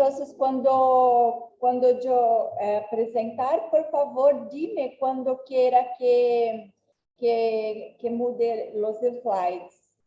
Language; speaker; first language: Spanish; non-native, learner; Portuguese